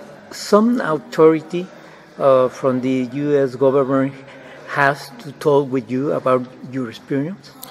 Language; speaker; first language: English; non-native, learner; Spanish